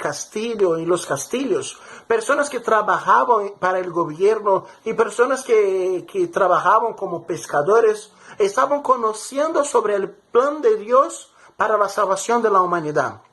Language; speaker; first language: Spanish; non-native, fluent; Portuguese